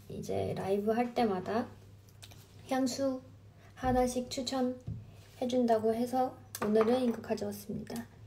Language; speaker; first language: Korean; non-native, fluent; Chinese